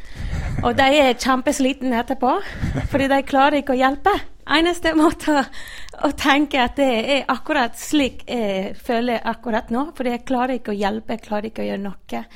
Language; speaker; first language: Norwegian; non-native, fluent; Spanish